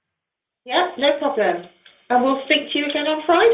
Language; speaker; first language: English; native; English